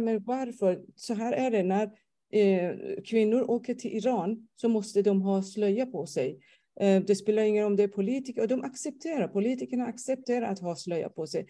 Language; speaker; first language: Swedish; non-native, fluent; Persian